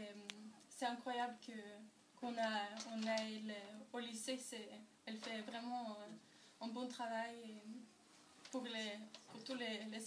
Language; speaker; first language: French; non-native, learner; Norwegian